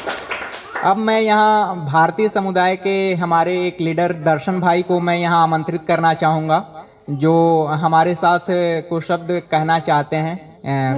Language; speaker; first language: Hindi; native; Hindi